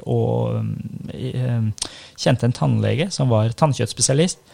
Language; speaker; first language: Norwegian; early bilingual, other home language; Persian